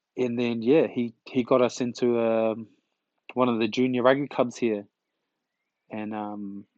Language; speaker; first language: English; early bilingual, other home language; Tongan